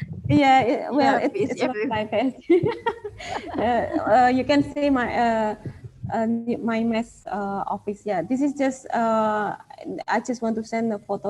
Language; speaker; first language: English; non-native, fluent; Indonesian